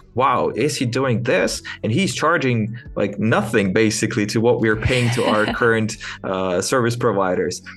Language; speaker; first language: English; non-native, fluent; Ukrainian